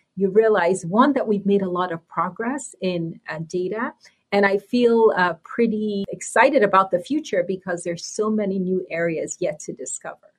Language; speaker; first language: English; native; English